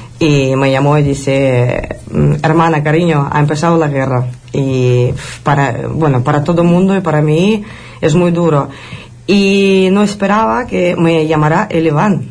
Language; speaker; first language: Spanish; non-native, fluent; Ukrainian